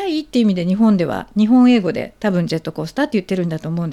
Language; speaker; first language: Japanese; native; Japanese